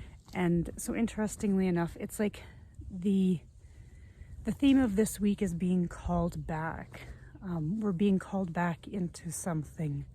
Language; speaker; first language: English; native; English